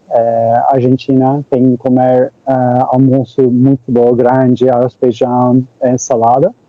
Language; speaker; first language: Portuguese; non-native, learner; Turkish